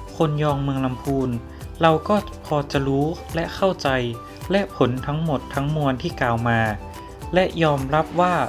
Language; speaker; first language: Thai; non-native, local second language; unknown